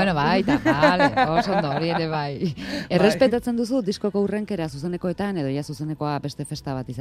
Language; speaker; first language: Basque; native; Basque